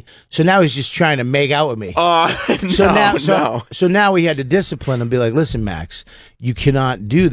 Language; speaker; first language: English; native; English